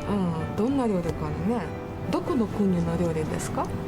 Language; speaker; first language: Japanese; non-native, fluent; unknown